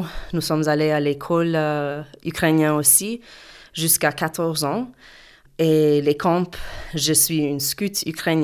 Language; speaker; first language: French; non-native, fluent; English